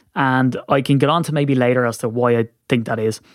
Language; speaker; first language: English; native; English